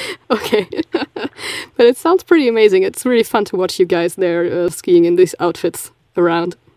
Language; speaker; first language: English; non-native, fluent; German